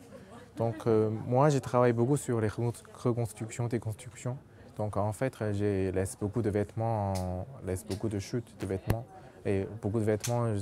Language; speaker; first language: French; non-native, local second language; Chinese